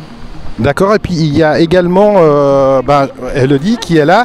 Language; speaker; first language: French; native; French